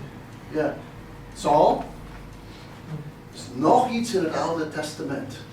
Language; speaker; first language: Dutch; non-native, fluent; English